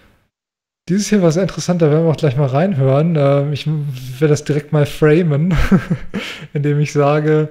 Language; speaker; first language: German; native; German